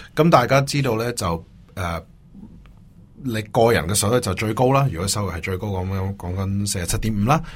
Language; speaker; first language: Cantonese; early bilingual, heritage; Cantonese